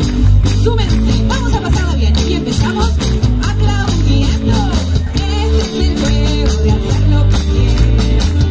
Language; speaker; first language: Spanish; native; Spanish